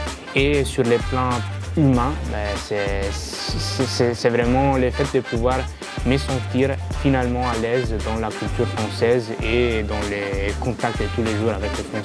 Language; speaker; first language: French; non-native, fluent; Italian